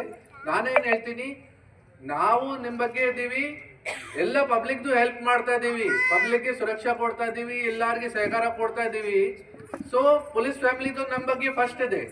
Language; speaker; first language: Kannada; non-native, fluent; Hindi